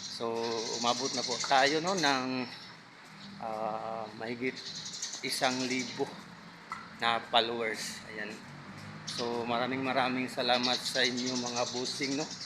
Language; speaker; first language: Filipino; non-native, local second language; Cebuano